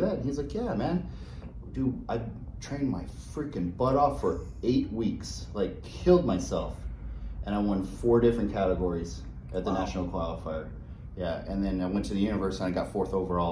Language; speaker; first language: English; native; English